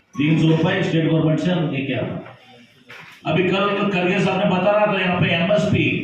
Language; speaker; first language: Hindi; non-native, local second language; Kannada